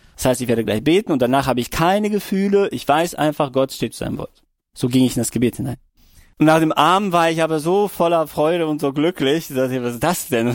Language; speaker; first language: German; early bilingual, other home language; Russian